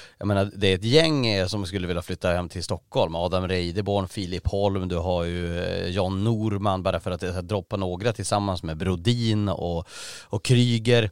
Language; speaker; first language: Swedish; native; Swedish